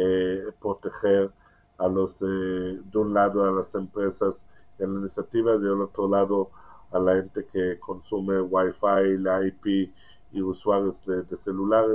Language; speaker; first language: Spanish; non-native, learner; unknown